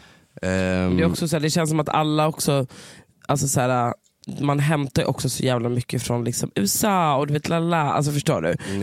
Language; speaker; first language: Swedish; native; Swedish